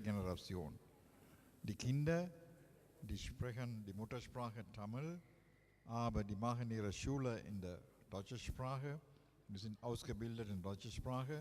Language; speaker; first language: German; non-native, fluent; Tamil